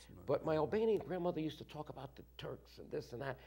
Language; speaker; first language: English; native; English